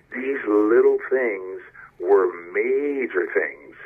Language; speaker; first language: English; native; English